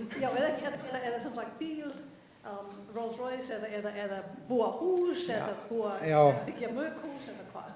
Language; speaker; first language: Icelandic; non-native, fluent; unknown